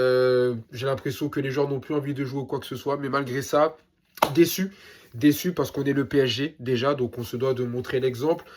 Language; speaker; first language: French; native; French